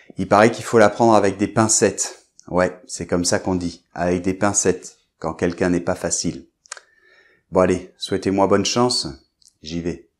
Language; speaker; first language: French; native; French